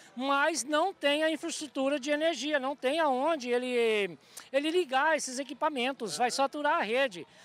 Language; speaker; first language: Portuguese; native; Portuguese